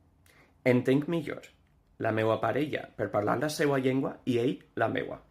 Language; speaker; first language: Catalan; non-native, fluent; English